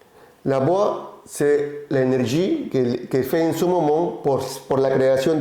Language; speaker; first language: French; non-native, learner; Spanish